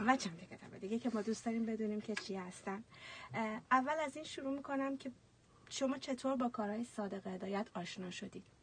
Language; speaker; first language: Persian; native; Persian